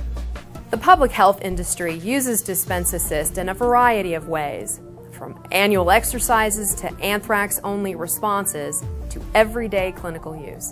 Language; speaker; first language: English; native; English